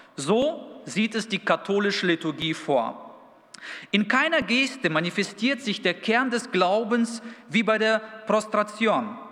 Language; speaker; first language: German; early bilingual, other home language; Russian